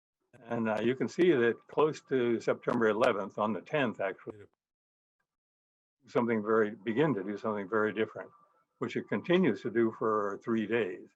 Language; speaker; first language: English; native; English